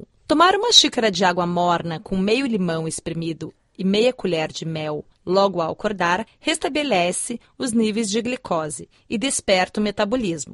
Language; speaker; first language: Portuguese; native; Portuguese